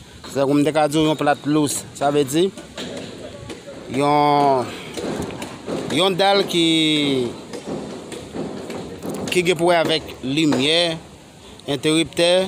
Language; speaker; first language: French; non-native, learner; Haitian Creole